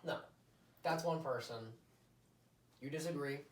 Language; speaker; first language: English; native; English